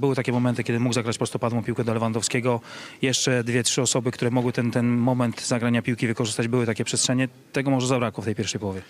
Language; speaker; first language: Polish; native; Polish